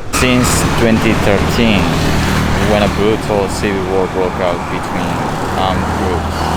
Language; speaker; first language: English; non-native, fluent; Japanese